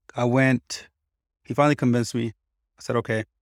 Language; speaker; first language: English; early bilingual, other home language; Spanish